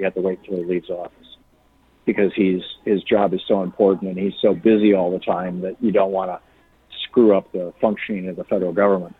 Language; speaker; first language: English; native; English